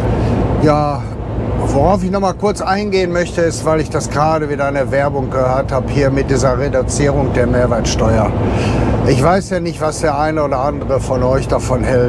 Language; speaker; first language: German; native; German